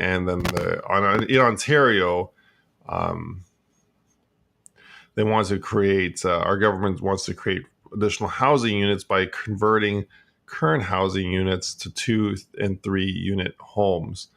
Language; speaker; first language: English; native; English